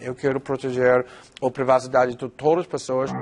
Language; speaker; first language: Portuguese; non-native, fluent; English